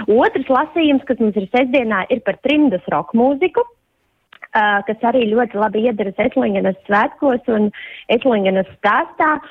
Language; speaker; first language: Latvian; early bilingual, heritage; Latvian